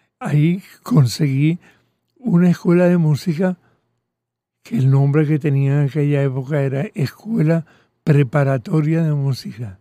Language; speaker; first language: Spanish; early bilingual, other home language; Catalan